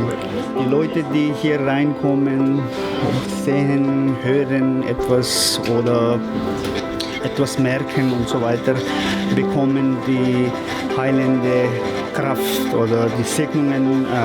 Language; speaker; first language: German; non-native, fluent; Tibetan